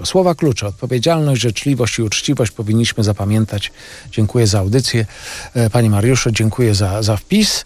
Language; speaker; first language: Polish; native; Polish